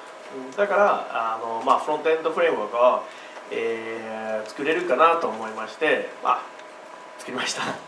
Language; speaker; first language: Japanese; non-native, learner; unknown